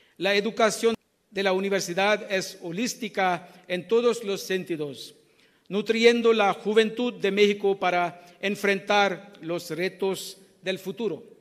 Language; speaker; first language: Spanish; non-native, learner; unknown